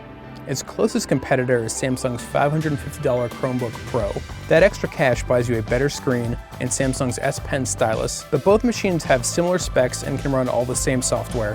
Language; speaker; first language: English; native; English